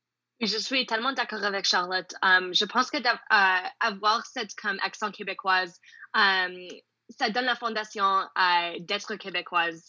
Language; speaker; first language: French; non-native, learner; English